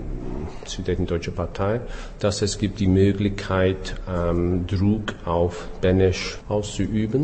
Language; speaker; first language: German; non-native, learner; English